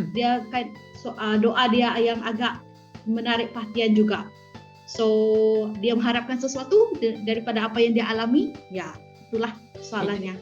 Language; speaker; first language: Malay; non-native, local second language; Iban